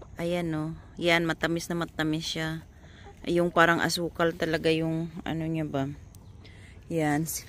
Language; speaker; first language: Filipino; non-native, local second language; Masbatenyo